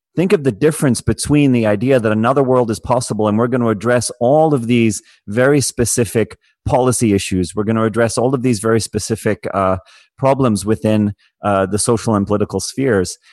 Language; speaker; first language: English; native; English